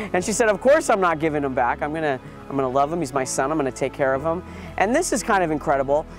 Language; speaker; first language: English; native; English